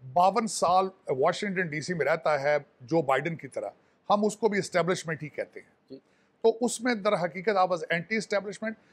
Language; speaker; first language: Urdu; non-native, local second language; Punjabi